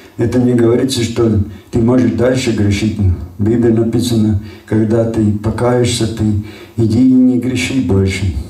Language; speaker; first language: Russian; non-native, local second language; Latvian